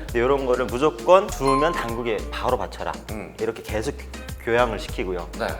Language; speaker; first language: Korean; native; Korean